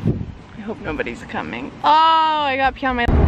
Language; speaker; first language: English; native; English